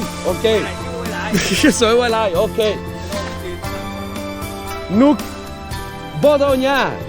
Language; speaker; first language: Vietnamese; non-native, learner; Portuguese